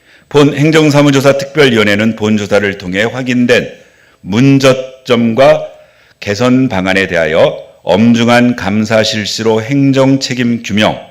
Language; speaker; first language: Korean; native; Korean